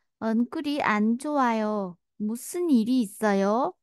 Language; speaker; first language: Korean; non-native, fluent; Vietnamese